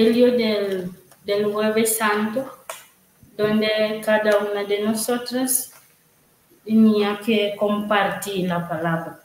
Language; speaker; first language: Spanish; non-native, learner; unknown